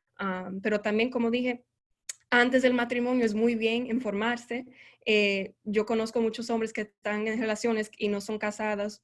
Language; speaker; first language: Spanish; early bilingual, heritage; Spanish